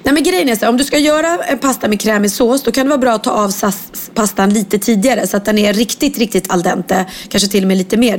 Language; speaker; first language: Swedish; native; Swedish